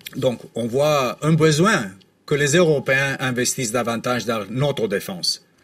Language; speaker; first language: French; non-native, fluent; Romanian